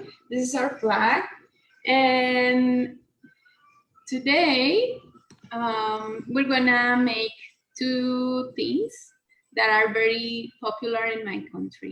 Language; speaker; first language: English; non-native, learner; Spanish